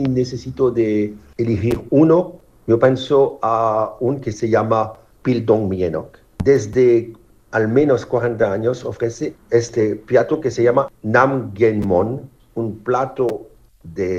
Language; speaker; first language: Spanish; non-native, fluent; French